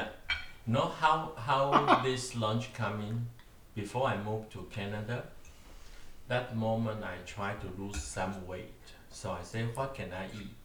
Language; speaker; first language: English; non-native, learner; Chinese